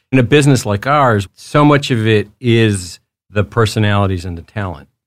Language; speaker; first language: English; early bilingual, other home language; Spanish